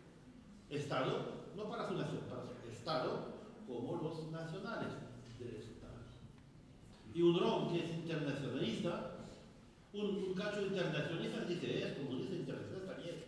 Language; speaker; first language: Spanish; non-native, fluent; French